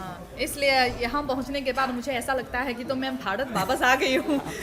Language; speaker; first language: Hindi; non-native, fluent; Chinese